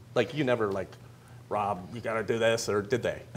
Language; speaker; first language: English; native; English